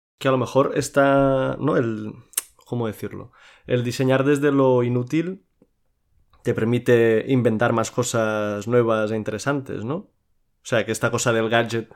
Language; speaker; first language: Spanish; non-native, local second language; Catalan